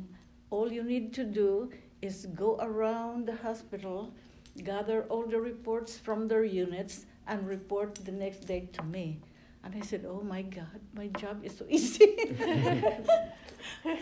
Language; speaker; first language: English; non-native, local second language; Filipino